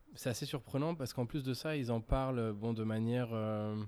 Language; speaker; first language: French; native; French